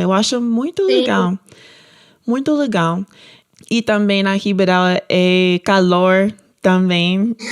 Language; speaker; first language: Portuguese; non-native, learner; English